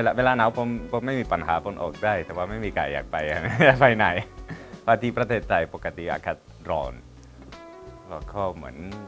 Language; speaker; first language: Thai; non-native, learner; Spanish